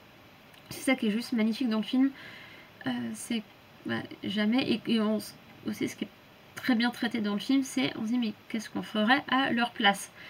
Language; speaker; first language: French; native; French